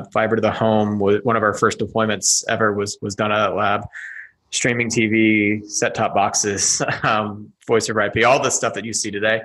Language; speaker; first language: English; native; English